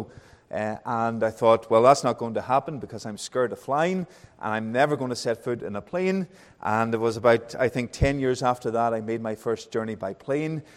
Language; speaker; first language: English; native; English